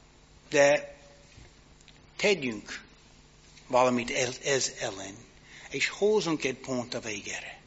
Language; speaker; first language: Hungarian; non-native, fluent; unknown